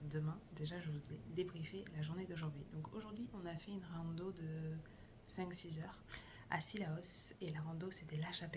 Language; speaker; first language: French; native; French